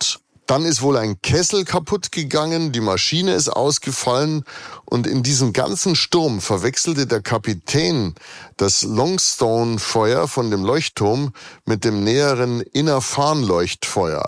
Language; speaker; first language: German; native; German